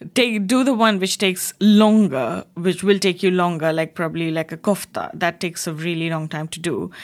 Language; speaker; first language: English; non-native, local second language; Bangla